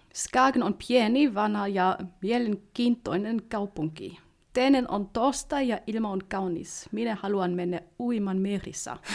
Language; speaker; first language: Finnish; non-native, learner; German